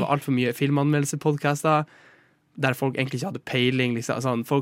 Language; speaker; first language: Norwegian; native; Norwegian